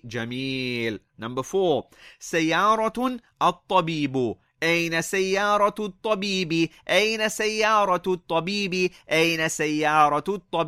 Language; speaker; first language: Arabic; non-native, fluent; English